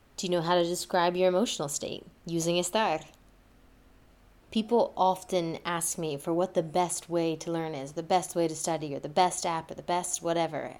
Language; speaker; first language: English; native; English